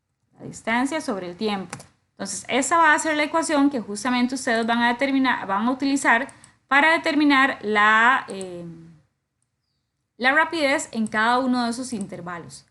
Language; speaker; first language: Spanish; native; Spanish